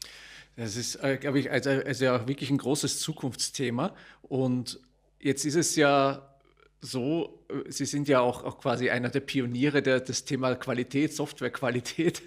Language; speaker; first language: German; native; German